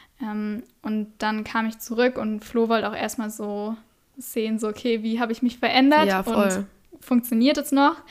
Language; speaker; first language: German; native; German